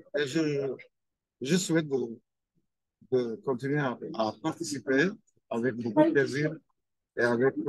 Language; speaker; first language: French; non-native, fluent; Albanian